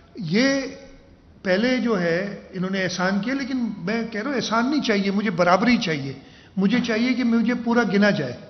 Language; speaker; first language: Urdu; non-native, local second language; Sindhi